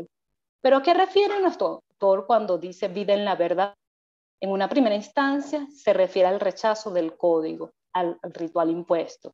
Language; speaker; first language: Spanish; native; Spanish